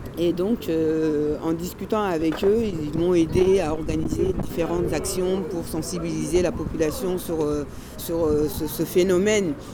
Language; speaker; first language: French; early bilingual, other home language; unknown